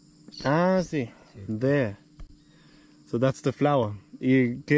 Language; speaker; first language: Spanish; non-native, learner; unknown